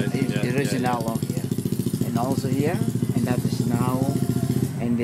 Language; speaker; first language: English; non-native, learner; Indonesian